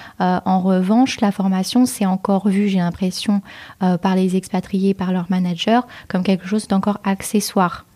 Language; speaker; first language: French; native; French